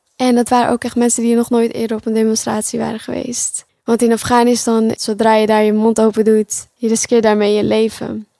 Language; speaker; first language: Dutch; early bilingual, other home language; Pashto